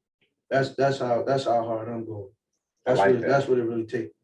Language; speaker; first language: English; native; English